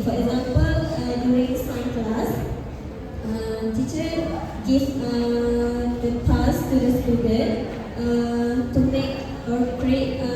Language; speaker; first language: English; non-native, learner; Malay